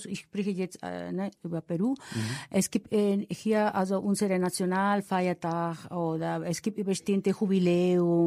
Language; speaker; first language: German; non-native, fluent; Spanish